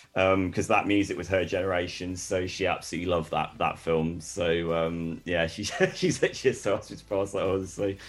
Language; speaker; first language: English; native; English